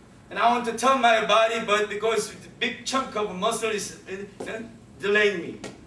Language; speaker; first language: English; non-native, fluent; Korean